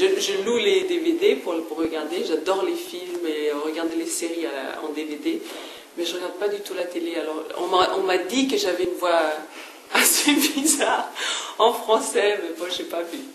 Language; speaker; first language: French; non-native, fluent; English